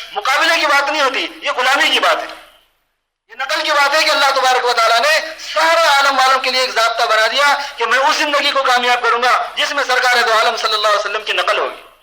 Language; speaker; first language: Urdu; native; Urdu